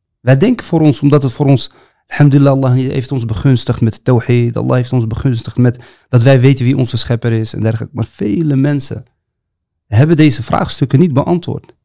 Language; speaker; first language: Dutch; early bilingual, other home language; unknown